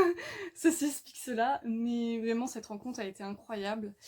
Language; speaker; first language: French; native; French